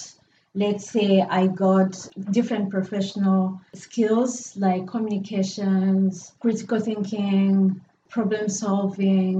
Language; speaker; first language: English; non-native, local second language; Kinyarwanda